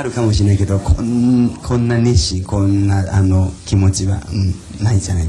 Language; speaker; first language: Japanese; non-native, fluent; Chinese